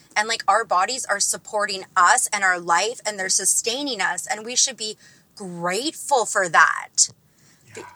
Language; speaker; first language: English; native; English